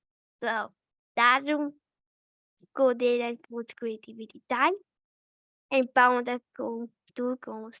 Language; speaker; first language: Dutch; early bilingual, other home language; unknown